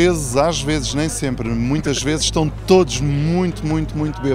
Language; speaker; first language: Portuguese; native; Portuguese